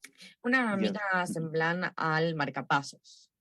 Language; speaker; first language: Catalan; non-native, local second language; Spanish